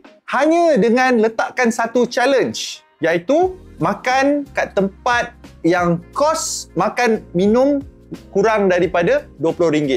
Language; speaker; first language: Malay; native; Malay